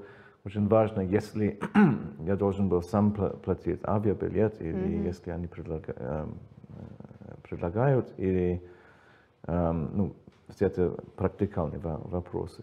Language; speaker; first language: Russian; non-native, learner; English